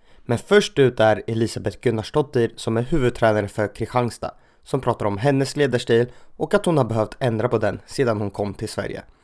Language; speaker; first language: Swedish; native; Swedish